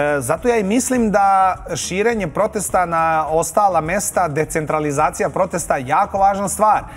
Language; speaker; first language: Serbian; native; Serbian